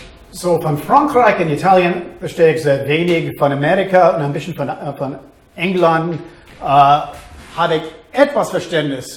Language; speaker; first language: German; non-native, fluent; English